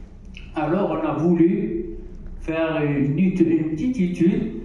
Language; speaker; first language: French; non-native, local second language; Arabic